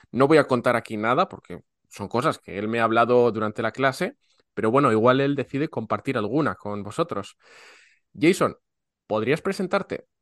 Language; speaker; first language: Spanish; native; Spanish